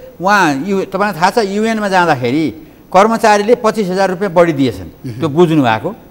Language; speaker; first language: Nepali; native; Nepali